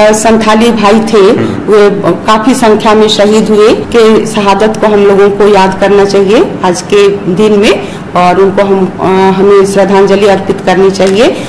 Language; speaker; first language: Hindi; non-native, local second language; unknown